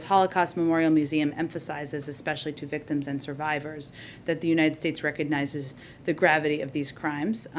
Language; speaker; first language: English; native; English